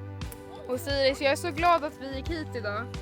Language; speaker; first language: Swedish; native; Swedish